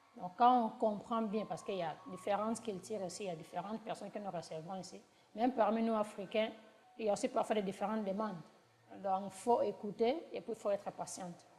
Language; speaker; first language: French; non-native, local second language; Lingala